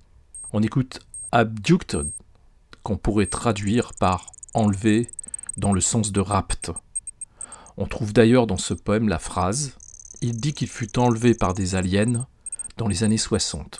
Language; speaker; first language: French; native; French